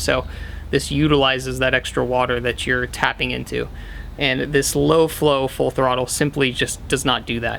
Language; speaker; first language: English; native; English